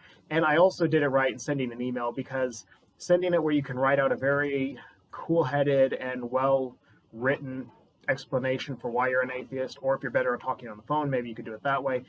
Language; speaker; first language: English; native; English